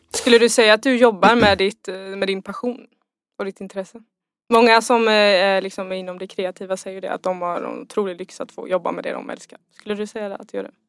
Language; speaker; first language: Swedish; native; Swedish